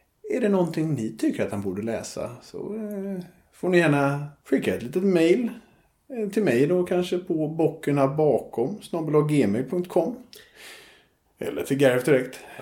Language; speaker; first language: Swedish; native; Swedish